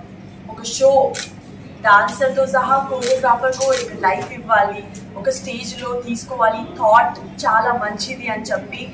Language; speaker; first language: Telugu; non-native, fluent; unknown